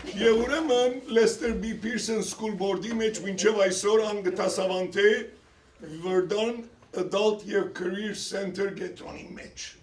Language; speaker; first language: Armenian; early bilingual, heritage; Armenian